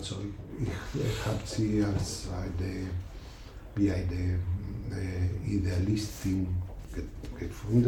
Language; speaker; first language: German; non-native, learner; Spanish